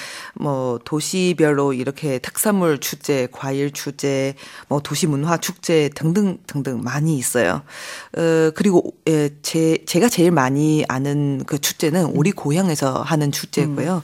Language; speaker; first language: Korean; non-native, fluent; Chinese